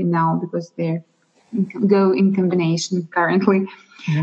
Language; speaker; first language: English; non-native, fluent; Russian